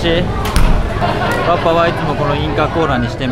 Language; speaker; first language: Japanese; native; Japanese